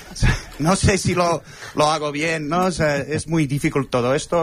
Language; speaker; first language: Spanish; non-native, fluent; English